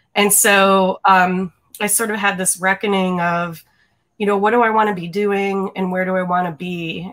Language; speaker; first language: English; native; English